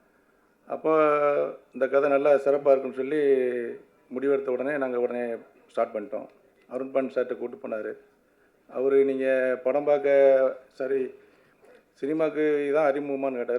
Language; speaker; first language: Tamil; native; Tamil